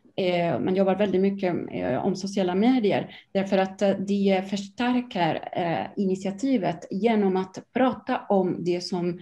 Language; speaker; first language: Swedish; non-native, fluent; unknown